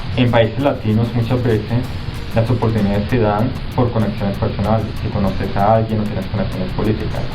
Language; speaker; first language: Spanish; native; Spanish